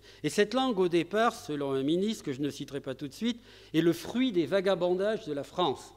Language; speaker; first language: French; native; French